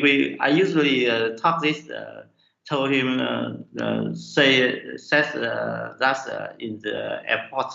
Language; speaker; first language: English; non-native, learner; Vietnamese